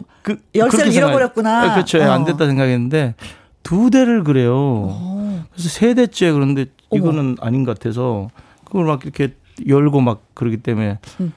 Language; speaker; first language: Korean; native; Korean